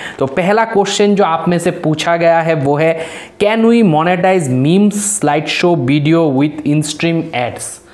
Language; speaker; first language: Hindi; non-native, local second language; Bangla